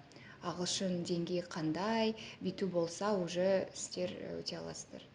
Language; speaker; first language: Kazakh; non-native, local second language; Russian